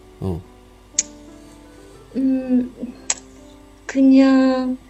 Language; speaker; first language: Korean; non-native, learner; Chinese